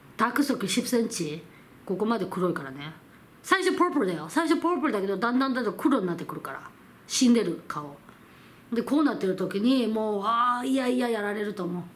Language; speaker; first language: Japanese; non-native, fluent; Korean